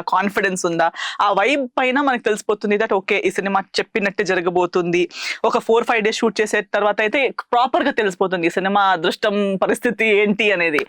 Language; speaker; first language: Telugu; non-native, fluent; Konkani